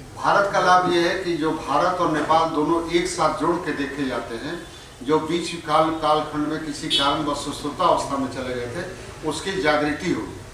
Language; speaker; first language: Hindi; native; Hindi